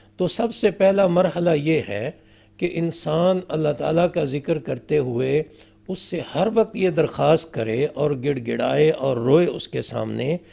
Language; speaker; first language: Urdu; native; Urdu